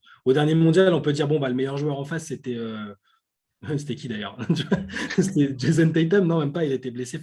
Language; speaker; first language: French; native; French